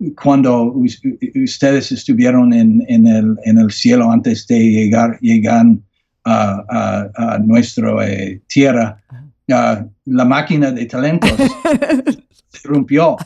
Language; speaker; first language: Spanish; non-native, learner; English